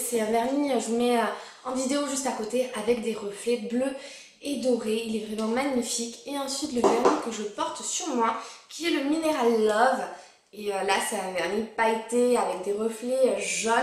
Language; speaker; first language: French; native; French